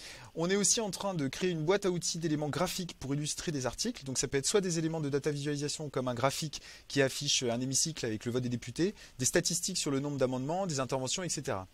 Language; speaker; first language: French; native; French